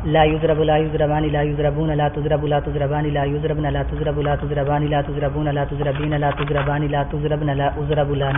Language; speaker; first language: Arabic; non-native, learner; Urdu